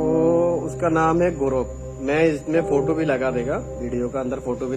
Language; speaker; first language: Hindi; non-native, fluent; Bangla